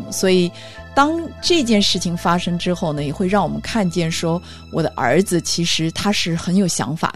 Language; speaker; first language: Chinese; native; Chinese